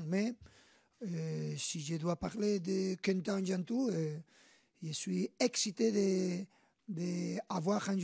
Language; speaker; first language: French; non-native, fluent; Spanish